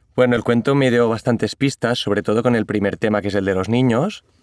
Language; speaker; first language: Spanish; non-native, local second language; Catalan